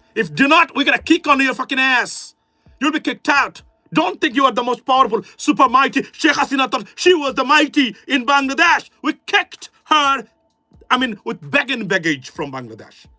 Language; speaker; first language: English; non-native, local second language; Bangla